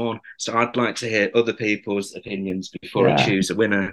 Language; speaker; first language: English; native; English